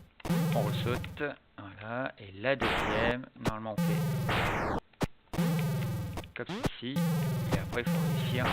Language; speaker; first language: French; native; French